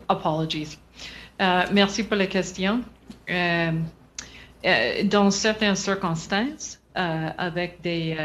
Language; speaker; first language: French; non-native, learner; English